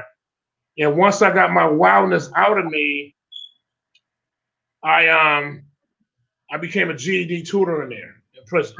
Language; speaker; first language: English; native; English